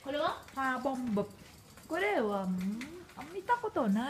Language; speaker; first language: Japanese; non-native, learner; Vietnamese